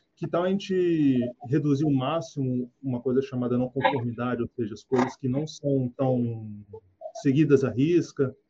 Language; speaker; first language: Portuguese; native; Portuguese